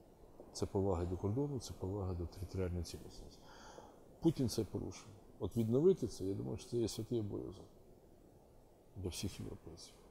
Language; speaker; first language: Ukrainian; native; Ukrainian